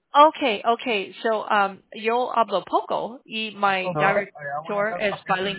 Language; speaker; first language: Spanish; non-native, learner; English